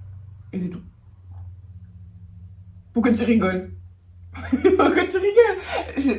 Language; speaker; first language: French; native; French